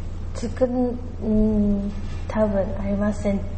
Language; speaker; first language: Japanese; non-native, learner; Chinese